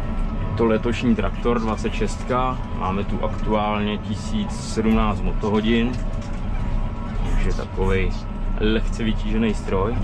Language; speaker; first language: Czech; native; Czech